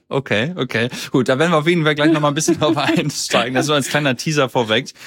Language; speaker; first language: German; native; German